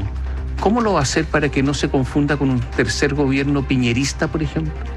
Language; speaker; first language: Spanish; native; Spanish